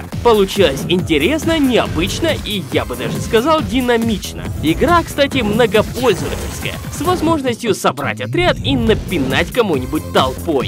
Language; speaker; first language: Russian; native; Russian